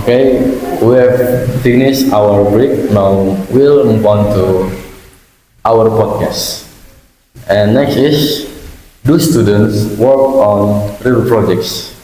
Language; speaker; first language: English; non-native, learner; Indonesian